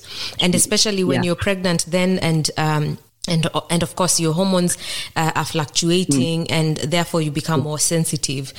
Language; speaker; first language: English; non-native, local second language; Kikuyu